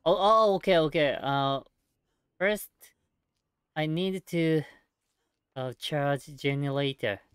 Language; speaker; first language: English; non-native, learner; Japanese